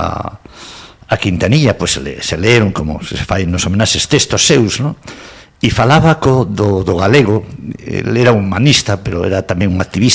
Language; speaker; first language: Galician; non-native, local second language; Spanish